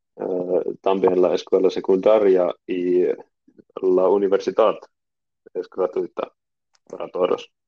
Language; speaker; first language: Spanish; non-native, learner; Finnish